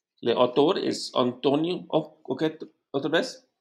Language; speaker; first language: Spanish; non-native, learner; English